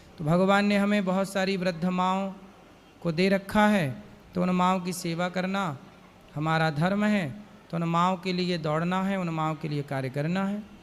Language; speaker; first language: Hindi; native; Hindi